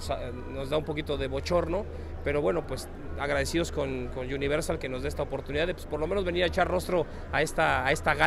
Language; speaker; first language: Spanish; native; Spanish